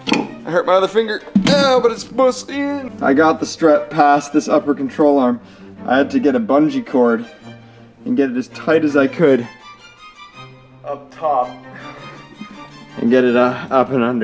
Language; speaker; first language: English; native; English